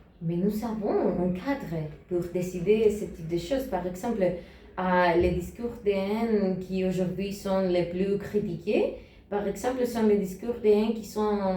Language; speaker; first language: French; non-native, learner; Spanish